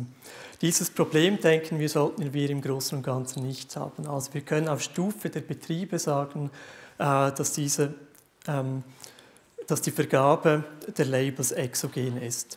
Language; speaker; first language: German; native; German